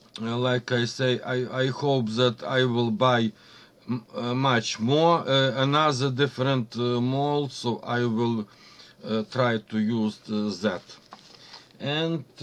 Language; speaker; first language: English; non-native, learner; Ukrainian